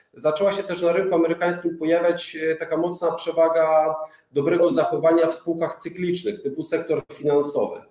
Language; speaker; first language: Polish; native; Polish